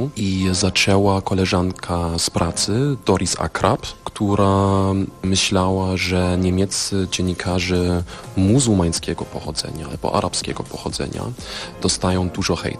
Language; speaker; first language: Polish; non-native, fluent; German